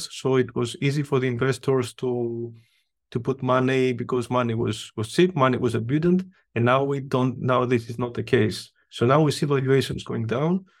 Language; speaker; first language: English; non-native, fluent; Greek